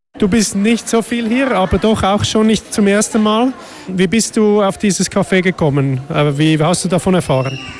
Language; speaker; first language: German; native; German